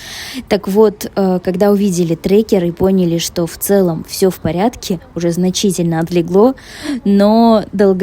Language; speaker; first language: Russian; native; Russian